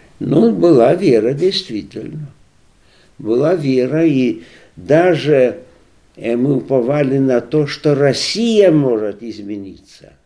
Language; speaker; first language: Russian; non-native, local second language; Lithuanian